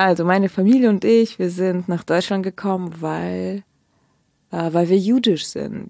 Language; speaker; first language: German; early bilingual, other home language; Russian